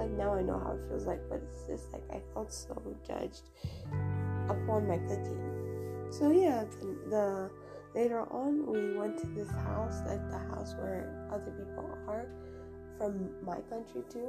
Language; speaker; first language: English; non-native, local second language; Swahili